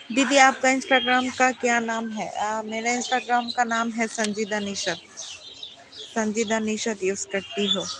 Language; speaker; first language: Hindi; non-native, local second language; Bangla